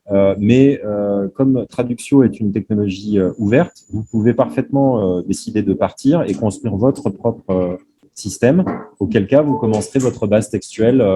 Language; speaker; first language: French; native; French